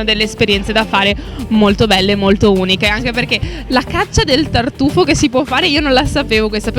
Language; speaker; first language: Italian; native; Italian